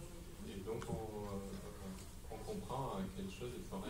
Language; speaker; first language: French; non-native, fluent; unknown